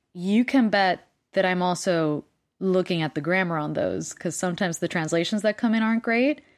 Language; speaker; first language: English; non-native, fluent; Spanish